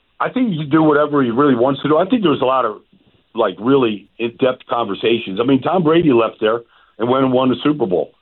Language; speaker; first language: English; native; English